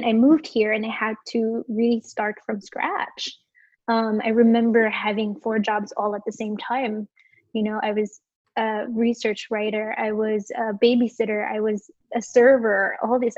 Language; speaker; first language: English; non-native, local second language; Filipino